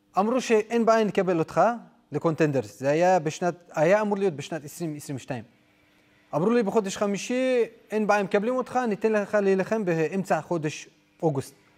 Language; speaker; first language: Hebrew; non-native, local second language; Adyghe